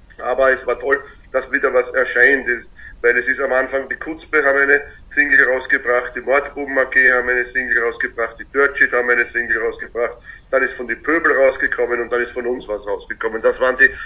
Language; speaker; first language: German; native; German